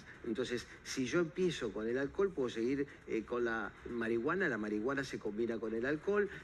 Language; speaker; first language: Spanish; native; Spanish